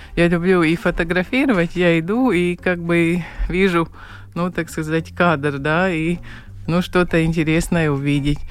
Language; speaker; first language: Russian; non-native, local second language; Latvian